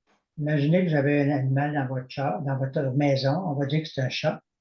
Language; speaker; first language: French; native; French